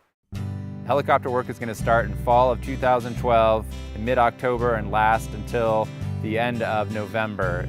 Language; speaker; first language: English; native; English